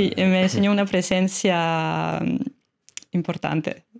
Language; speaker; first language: Spanish; non-native, fluent; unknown